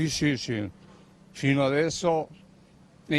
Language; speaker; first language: Italian; non-native, learner; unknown